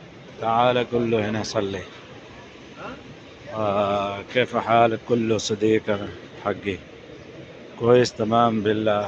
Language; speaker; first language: Arabic; non-native, learner; Urdu